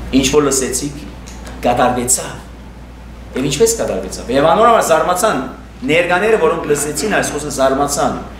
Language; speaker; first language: Armenian; early bilingual, heritage; Armenian